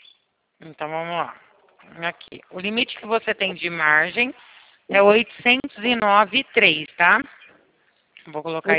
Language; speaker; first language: Portuguese; native; Portuguese